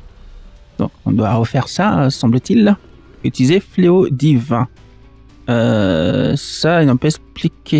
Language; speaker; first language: French; native; French